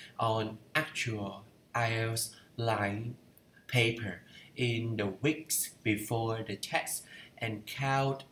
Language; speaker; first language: English; non-native, fluent; Vietnamese